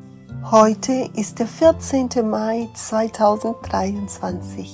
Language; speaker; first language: German; non-native, fluent; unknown